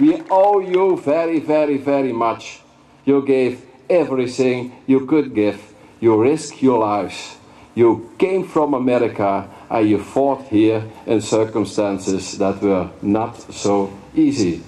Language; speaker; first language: English; non-native, fluent; Dutch